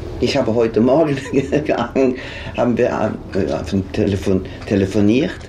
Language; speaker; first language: German; non-native, fluent; Swedish